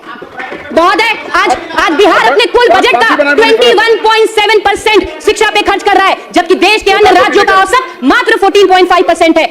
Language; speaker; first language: Hindi; native; Hindi